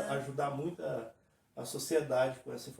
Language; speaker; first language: Portuguese; native; Portuguese